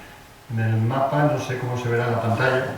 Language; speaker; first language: Spanish; native; Spanish